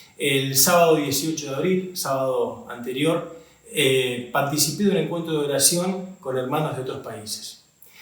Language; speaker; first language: Spanish; native; Spanish